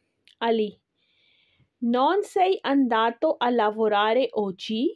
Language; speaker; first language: Italian; non-native, learner; Urdu